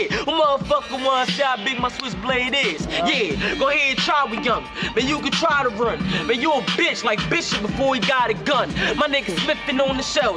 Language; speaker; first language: English; native; English